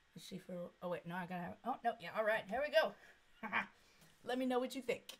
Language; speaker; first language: English; native; English